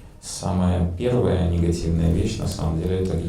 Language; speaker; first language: Russian; native; Russian